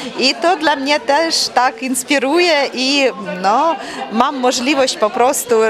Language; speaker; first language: Polish; non-native, fluent; Ukrainian